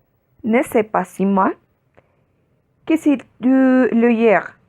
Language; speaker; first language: French; non-native, learner; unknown